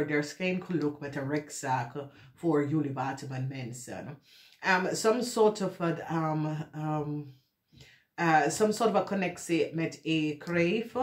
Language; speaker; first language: Dutch; non-native, learner; English